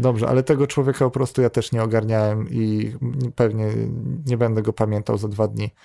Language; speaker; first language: Polish; native; Polish